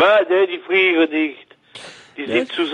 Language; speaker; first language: German; non-native, learner; French